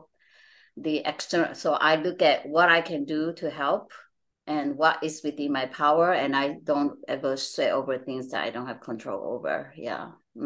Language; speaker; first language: English; non-native, local second language; Chinese